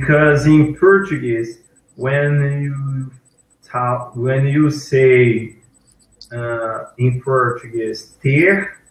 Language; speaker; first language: English; non-native, learner; Portuguese